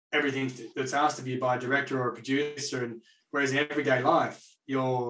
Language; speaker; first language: English; native; English